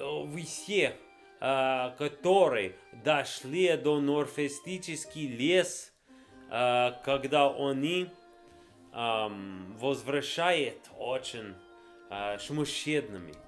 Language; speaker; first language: Russian; non-native, learner; English